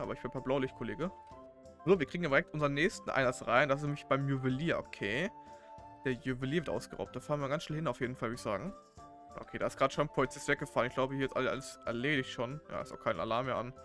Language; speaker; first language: German; native; German